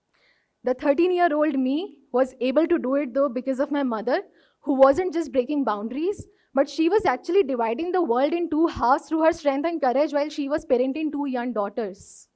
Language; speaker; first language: English; non-native, local second language; Hindi